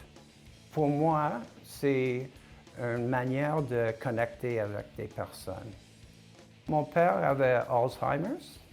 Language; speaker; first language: French; non-native, local second language; English